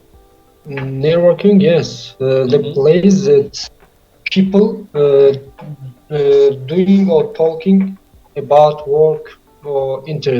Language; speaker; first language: English; non-native, learner; Tajik